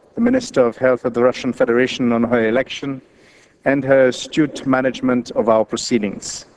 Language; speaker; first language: English; non-native, local second language; Seselwa Creole French